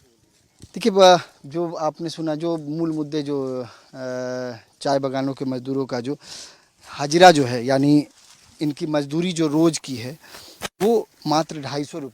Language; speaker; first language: Hindi; native; Hindi